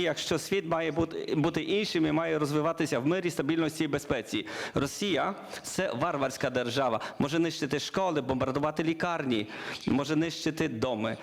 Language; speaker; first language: Ukrainian; non-native, learner; Polish